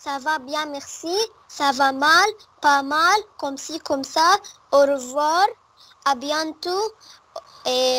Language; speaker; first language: French; non-native, learner; Arabic